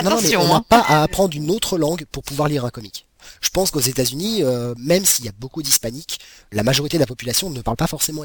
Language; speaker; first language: French; native; French